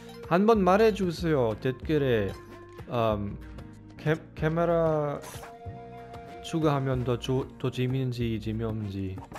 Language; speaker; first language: Korean; non-native, fluent; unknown